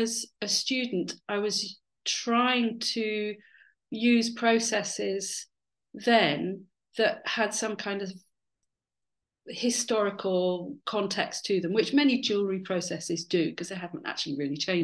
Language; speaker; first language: English; native; English